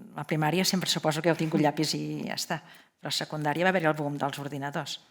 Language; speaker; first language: Catalan; native; Catalan